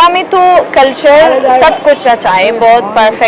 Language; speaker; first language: Hindi; non-native, learner; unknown